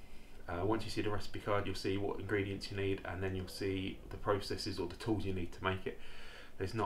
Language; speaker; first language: English; native; English